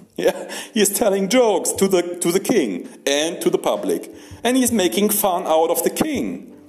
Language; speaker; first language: English; non-native, fluent; German